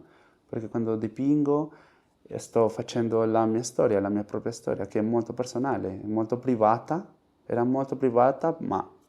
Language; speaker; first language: Italian; non-native, fluent; Spanish